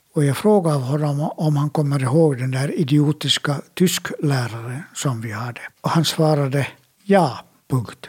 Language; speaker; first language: Swedish; native; Swedish